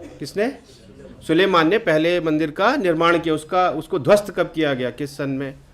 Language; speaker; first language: Hindi; native; Hindi